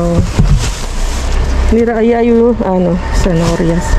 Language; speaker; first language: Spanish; non-native, fluent; Filipino